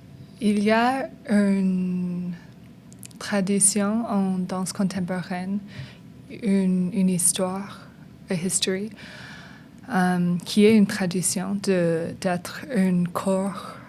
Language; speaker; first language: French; non-native, learner; English